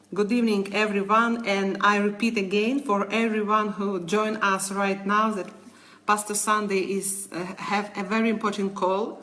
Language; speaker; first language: English; non-native, learner; Ukrainian